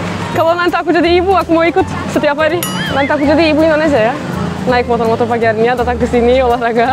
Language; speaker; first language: Indonesian; non-native, fluent; Turkish